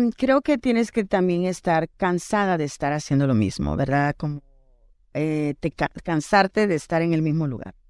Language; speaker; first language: Spanish; early bilingual, heritage; Spanish